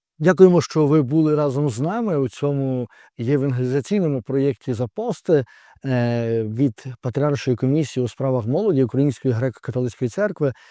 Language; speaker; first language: Ukrainian; native; Ukrainian